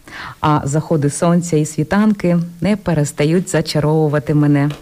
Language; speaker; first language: Ukrainian; native; Ukrainian